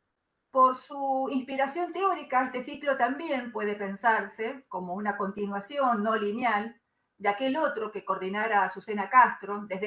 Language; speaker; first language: Spanish; native; Spanish